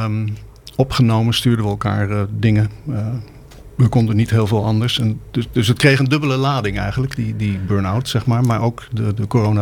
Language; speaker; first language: Dutch; native; Dutch